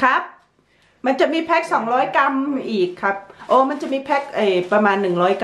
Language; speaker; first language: Thai; native; Thai